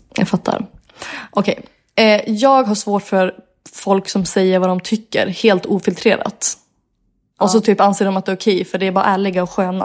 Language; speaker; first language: Swedish; native; Swedish